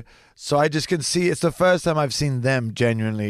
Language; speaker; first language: English; native; English